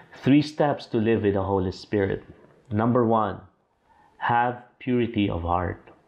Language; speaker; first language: English; non-native, local second language; Filipino